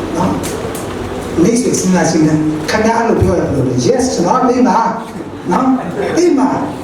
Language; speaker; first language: Burmese; non-native, local second language; Hakha Chin